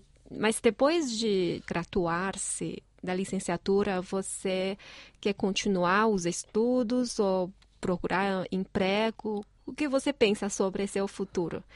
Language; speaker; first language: Portuguese; non-native, fluent; Chinese